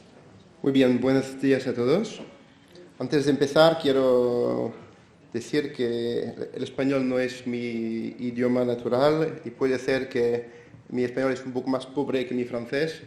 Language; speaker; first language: Spanish; non-native, fluent; French